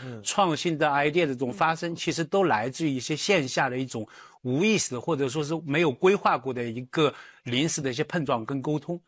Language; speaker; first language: Chinese; native; Chinese